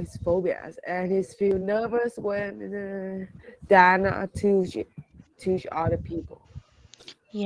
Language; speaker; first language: English; non-native, learner; Vietnamese